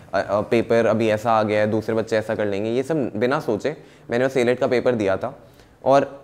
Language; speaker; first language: Hindi; native; Hindi